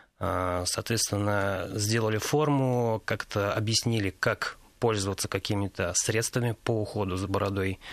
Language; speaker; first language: Russian; native; Russian